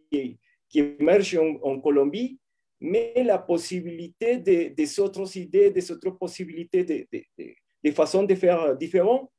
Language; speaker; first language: French; non-native, fluent; Spanish